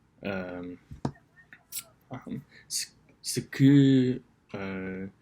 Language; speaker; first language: French; non-native, learner; English